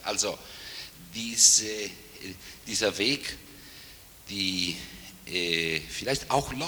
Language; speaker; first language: German; non-native, fluent; Italian